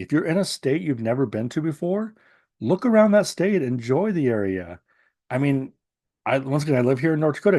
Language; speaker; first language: English; native; English